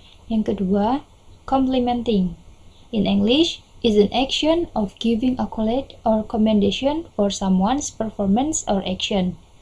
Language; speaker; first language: English; non-native, learner; Indonesian